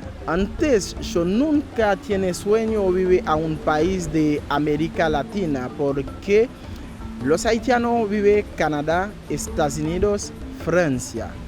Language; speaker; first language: Spanish; non-native, learner; Haitian Creole